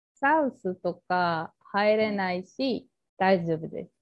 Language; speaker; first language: Japanese; non-native, fluent; Spanish